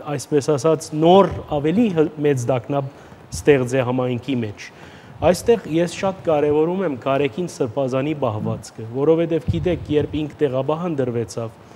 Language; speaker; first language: Armenian; early bilingual, heritage; Armenian